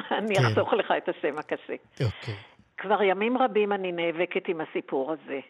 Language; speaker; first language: Hebrew; native; Hebrew